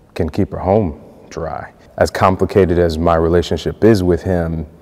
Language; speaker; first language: English; native; English